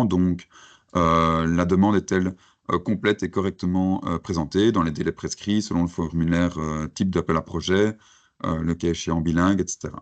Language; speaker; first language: French; native; French